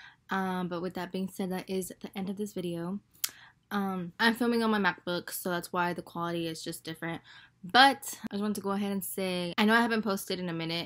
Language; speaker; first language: English; early bilingual, other home language; Spanish